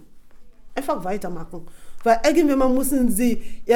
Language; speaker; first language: German; non-native, fluent; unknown